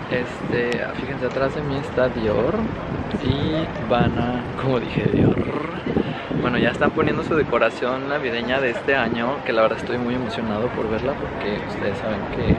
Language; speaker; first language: Spanish; native; Spanish